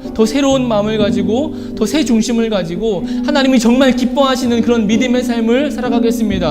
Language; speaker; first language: Korean; native; Korean